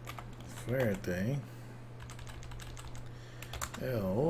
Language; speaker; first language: Spanish; non-native, learner; English